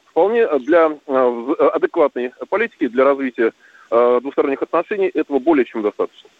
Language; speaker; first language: Russian; native; Russian